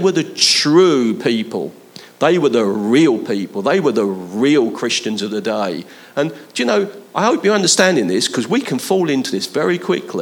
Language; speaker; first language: English; native; English